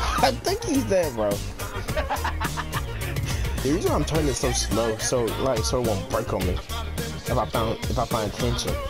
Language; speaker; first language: English; native; English